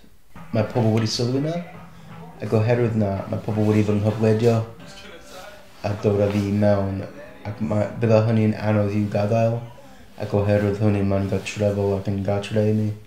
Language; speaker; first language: Welsh; non-native, fluent; English